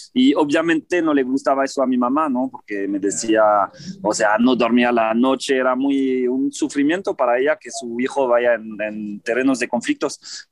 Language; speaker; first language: Spanish; non-native, fluent; French